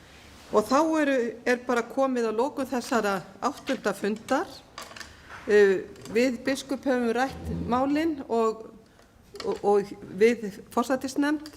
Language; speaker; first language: Icelandic; native; Icelandic